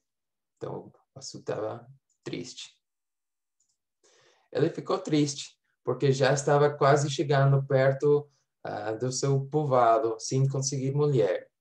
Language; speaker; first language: Portuguese; non-native, fluent; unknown